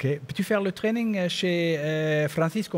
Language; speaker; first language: French; non-native, learner; German